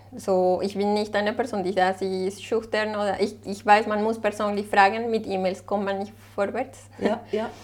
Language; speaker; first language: German; non-native, fluent; Spanish